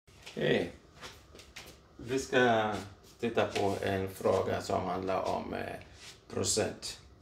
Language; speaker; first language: Swedish; non-native, fluent; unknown